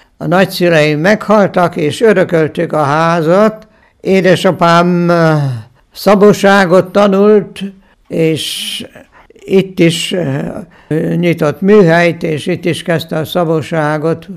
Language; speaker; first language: Hungarian; non-native, local second language; German